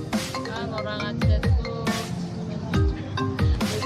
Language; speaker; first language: Indonesian; non-native, learner; Korean